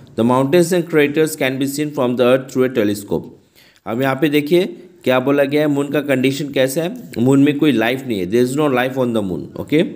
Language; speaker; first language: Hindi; non-native, local second language; Bangla